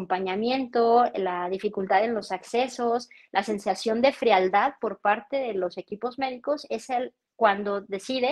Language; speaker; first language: Spanish; native; Spanish